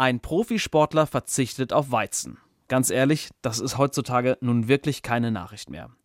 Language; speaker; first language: German; native; German